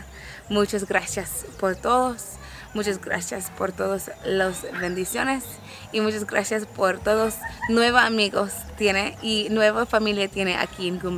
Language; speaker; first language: Spanish; non-native, learner; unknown